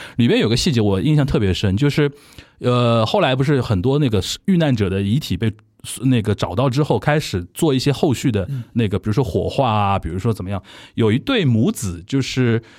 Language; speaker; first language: Chinese; native; Chinese